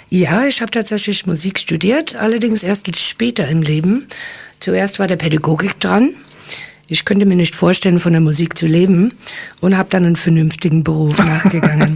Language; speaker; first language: German; non-native, fluent; English